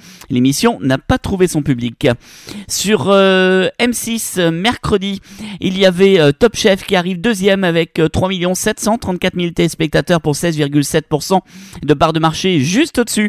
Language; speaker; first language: French; native; French